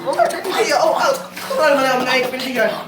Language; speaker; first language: Filipino; non-native, local second language; Cebuano